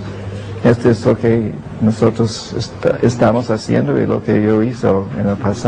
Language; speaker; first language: Spanish; non-native, fluent; English